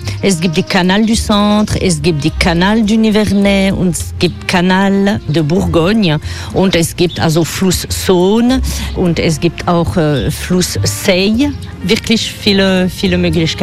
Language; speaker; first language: German; non-native, fluent; French